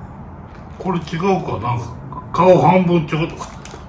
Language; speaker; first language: Japanese; native; Japanese